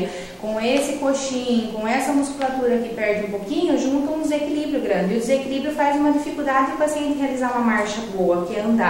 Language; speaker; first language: Portuguese; native; Portuguese